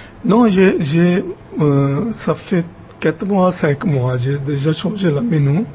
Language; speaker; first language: French; non-native, fluent; Punjabi